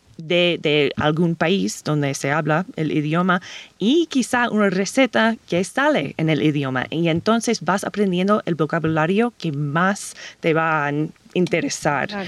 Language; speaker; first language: Spanish; non-native, fluent; English